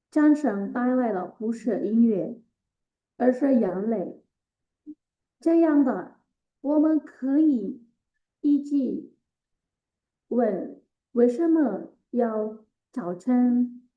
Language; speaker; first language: Chinese; non-native, fluent; Indonesian